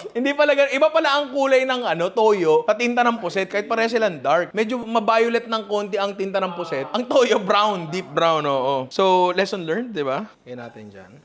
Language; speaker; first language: Filipino; native; Filipino